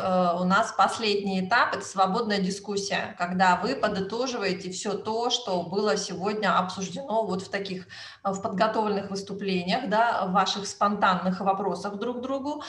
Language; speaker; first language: Russian; native; Russian